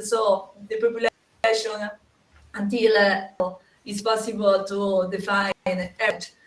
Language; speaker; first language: English; non-native, learner; Italian